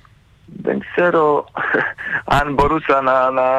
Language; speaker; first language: Greek; non-native, fluent; Serbian